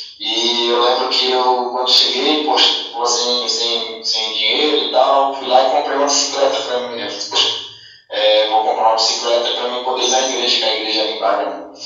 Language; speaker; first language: Portuguese; native; Portuguese